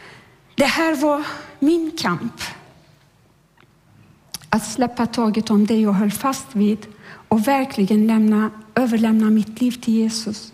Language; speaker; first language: Swedish; non-native, fluent; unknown